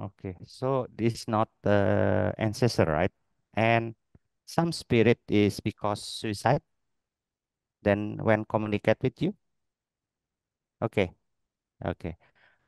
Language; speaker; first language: English; non-native, learner; Indonesian